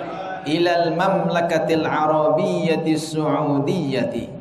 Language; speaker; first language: Arabic; non-native, fluent; Indonesian